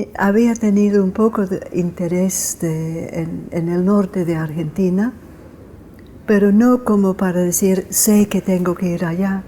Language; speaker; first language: Spanish; non-native, fluent; English